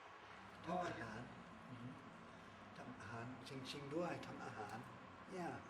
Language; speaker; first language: Thai; non-native, learner; German